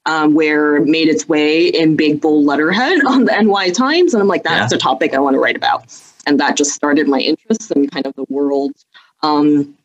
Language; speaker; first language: English; early bilingual, other home language; Cantonese